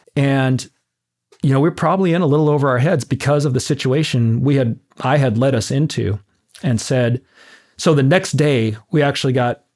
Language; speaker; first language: English; native; English